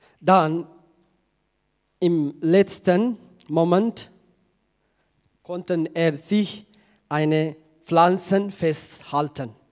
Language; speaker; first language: German; non-native, learner; Tigrinya